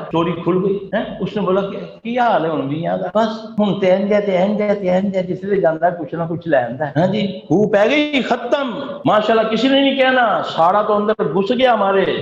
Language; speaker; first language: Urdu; non-native, local second language; Punjabi